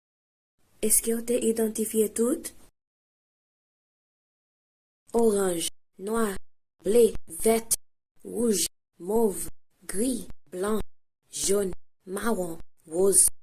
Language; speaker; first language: Haitian Creole; early bilingual, heritage; Haitian Creole